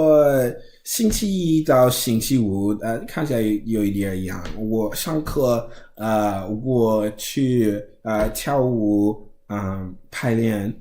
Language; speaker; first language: Chinese; non-native, learner; English